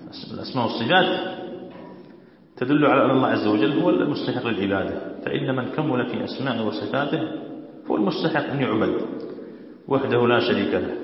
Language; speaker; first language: Arabic; native; Arabic